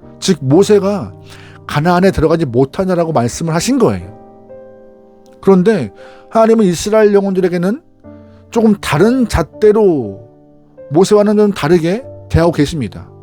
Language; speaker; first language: Korean; native; Korean